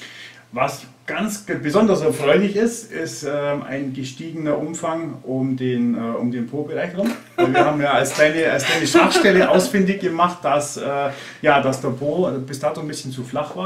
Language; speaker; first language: German; native; German